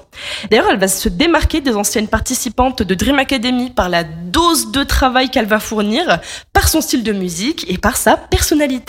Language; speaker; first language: French; native; French